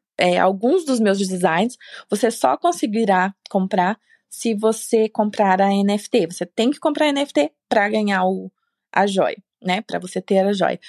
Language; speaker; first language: Portuguese; native; Portuguese